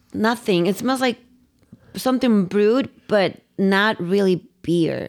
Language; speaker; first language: English; non-native, fluent; Spanish